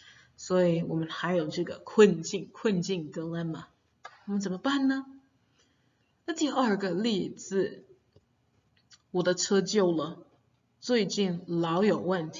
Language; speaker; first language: Chinese; non-native, fluent; English